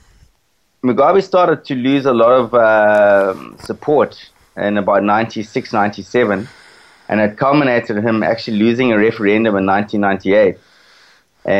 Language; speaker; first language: English; native; English